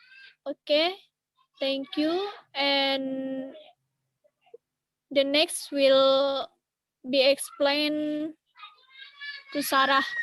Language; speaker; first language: English; non-native, learner; Indonesian